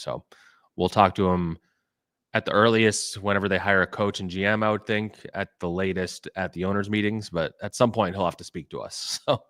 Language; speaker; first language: English; native; English